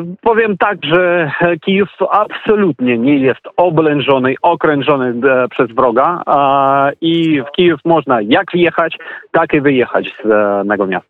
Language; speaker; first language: Polish; non-native, fluent; Ukrainian